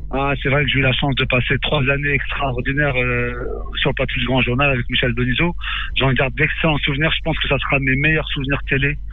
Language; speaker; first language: French; native; French